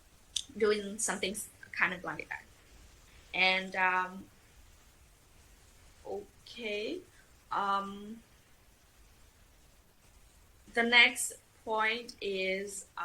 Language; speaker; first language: English; non-native, fluent; Vietnamese